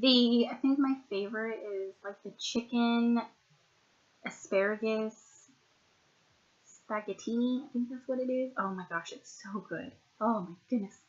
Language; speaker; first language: English; native; English